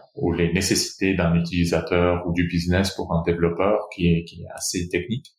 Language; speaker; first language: French; non-native, fluent; Portuguese